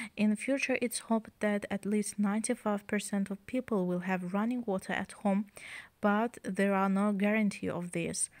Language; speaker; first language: English; non-native, fluent; Azerbaijani